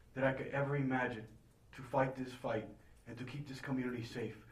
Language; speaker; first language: English; early bilingual, other home language; Spanish